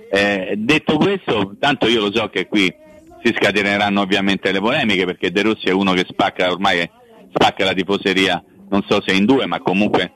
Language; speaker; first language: Italian; native; Italian